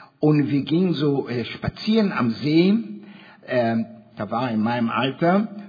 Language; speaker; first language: German; early bilingual, heritage; German